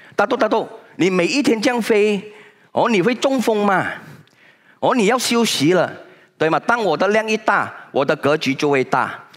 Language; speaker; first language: Chinese; native; Chinese